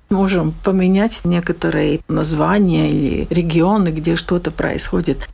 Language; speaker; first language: Russian; non-native, local second language; Latvian